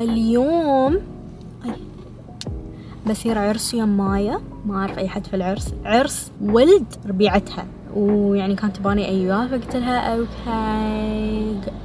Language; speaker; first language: Arabic; early bilingual, heritage; Arabic